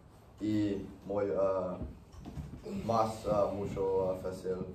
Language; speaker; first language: Spanish; non-native, learner; English